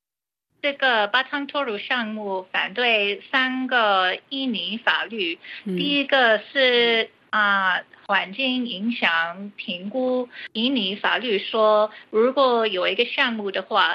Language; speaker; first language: Chinese; early bilingual, heritage; Chinese